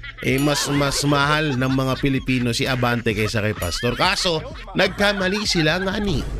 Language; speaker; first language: Filipino; native; Filipino